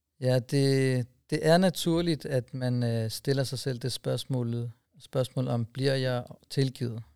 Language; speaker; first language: Danish; early bilingual, other home language; Urdu